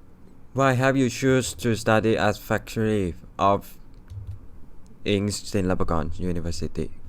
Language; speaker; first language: English; non-native, learner; Thai